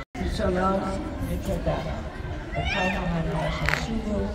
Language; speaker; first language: Hebrew; non-native, fluent; English